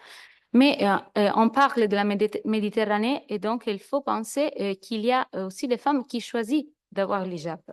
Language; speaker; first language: French; non-native, fluent; Italian